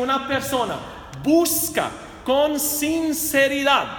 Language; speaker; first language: Spanish; non-native, fluent; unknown